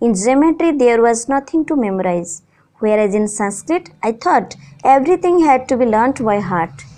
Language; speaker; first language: English; non-native, local second language; Odia